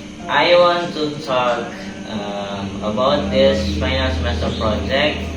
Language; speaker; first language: English; non-native, learner; Indonesian